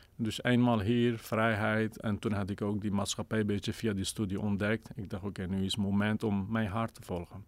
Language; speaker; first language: Dutch; non-native, fluent; Kurdish